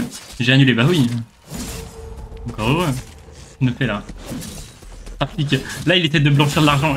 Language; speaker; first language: French; native; French